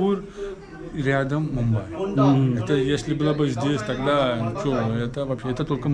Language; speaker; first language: Russian; non-native, learner; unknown